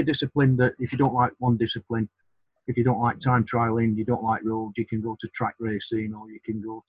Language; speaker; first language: English; native; English